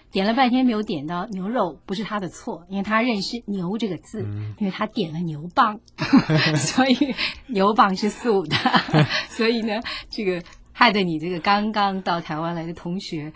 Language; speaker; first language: Chinese; native; Chinese